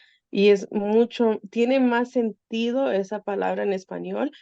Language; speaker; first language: Spanish; early bilingual, heritage; Spanish